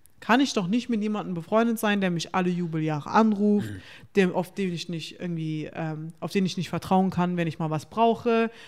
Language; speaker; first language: German; early bilingual, other home language; Turkish